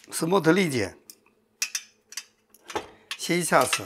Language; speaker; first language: Russian; non-native, learner; Chinese